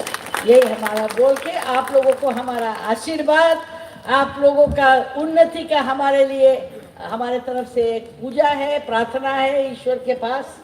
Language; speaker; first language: Hindi; non-native, local second language; Bangla